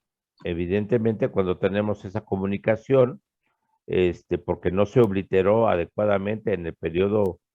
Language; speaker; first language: Spanish; native; Spanish